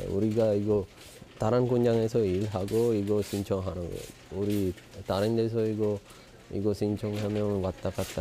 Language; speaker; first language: Korean; non-native, learner; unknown